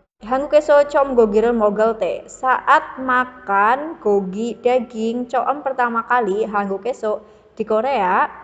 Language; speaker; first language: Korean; non-native, fluent; Indonesian